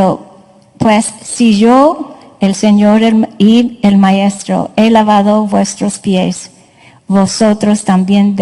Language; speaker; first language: Spanish; non-native, fluent; English